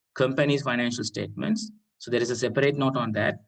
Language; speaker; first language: English; non-native, local second language; Sinhala